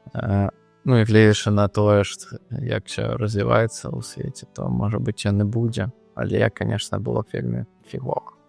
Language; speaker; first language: Belarusian; non-native, local second language; Russian